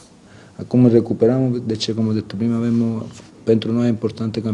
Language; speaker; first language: Romanian; non-native, learner; Italian